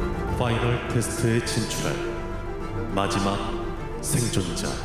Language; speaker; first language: Korean; native; Korean